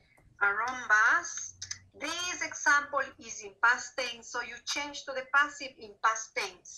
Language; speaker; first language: English; non-native, fluent; Spanish